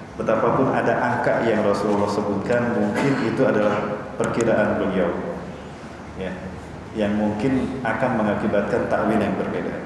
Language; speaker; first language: Indonesian; native; Indonesian